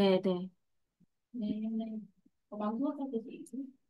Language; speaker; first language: Korean; non-native, learner; Vietnamese